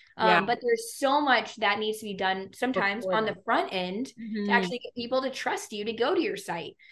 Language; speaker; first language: English; native; English